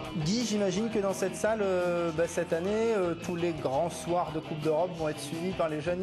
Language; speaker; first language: French; native; French